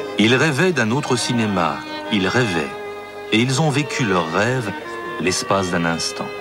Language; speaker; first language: French; native; French